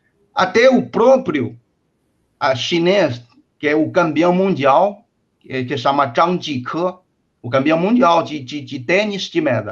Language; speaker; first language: Portuguese; non-native, fluent; Chinese